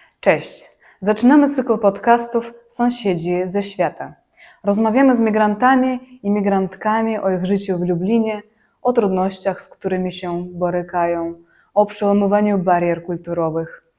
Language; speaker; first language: Polish; non-native, fluent; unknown